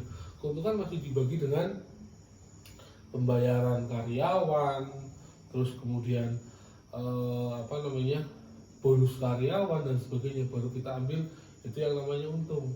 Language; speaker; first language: Indonesian; native; Indonesian